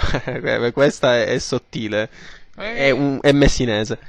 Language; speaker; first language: Italian; native; Italian